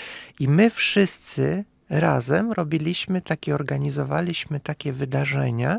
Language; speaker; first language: Polish; non-native, fluent; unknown